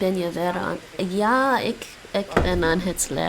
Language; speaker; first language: Dutch; non-native, learner; English